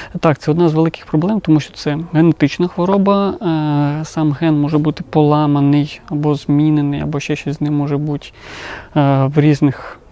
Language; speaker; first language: Ukrainian; non-native, local second language; Russian